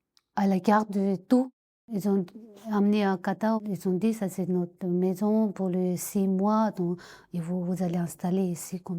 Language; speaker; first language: French; non-native, learner; Tibetan